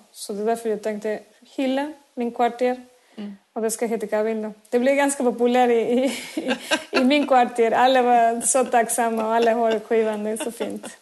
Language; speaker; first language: Swedish; non-native, fluent; Spanish